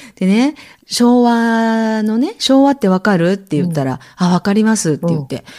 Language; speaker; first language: Japanese; native; Japanese